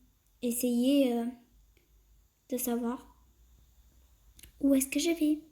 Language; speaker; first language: French; early bilingual, other home language; Portuguese